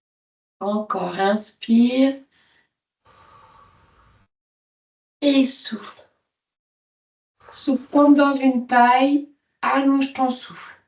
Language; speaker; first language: French; native; French